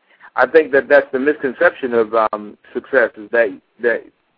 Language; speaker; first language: English; native; English